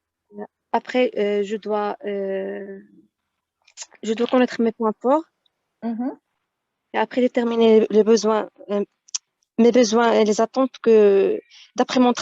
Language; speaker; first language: French; non-native, local second language; Arabic